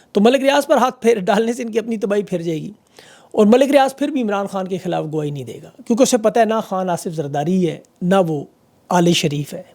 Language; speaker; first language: Urdu; native; Urdu